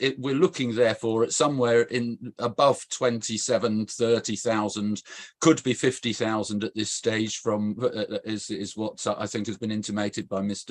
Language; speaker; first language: English; native; English